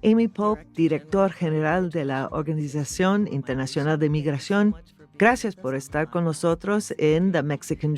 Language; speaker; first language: Spanish; non-native, fluent; English